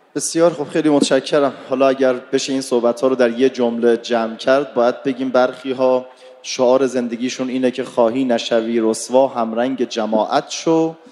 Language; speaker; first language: Persian; native; Persian